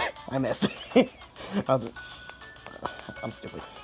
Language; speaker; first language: English; native; English